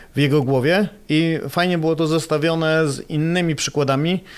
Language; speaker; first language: Polish; native; Polish